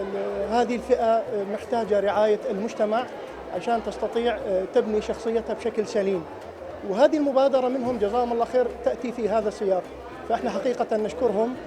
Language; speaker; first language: Arabic; native; Arabic